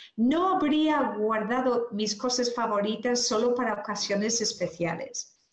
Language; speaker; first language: Spanish; non-native, fluent; English